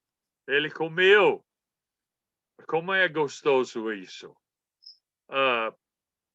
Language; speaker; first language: Portuguese; non-native, fluent; English